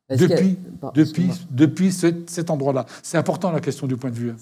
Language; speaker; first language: French; native; French